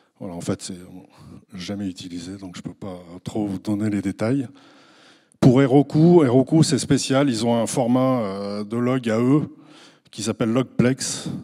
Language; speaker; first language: French; native; French